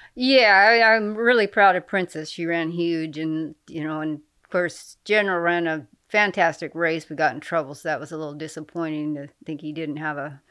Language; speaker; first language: English; native; English